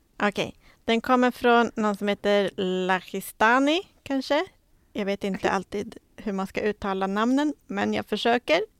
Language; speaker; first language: Swedish; native; Swedish